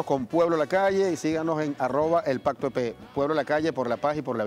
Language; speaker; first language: Spanish; native; Spanish